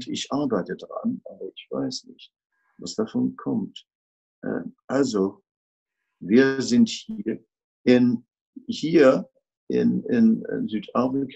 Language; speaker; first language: German; non-native, fluent; Dutch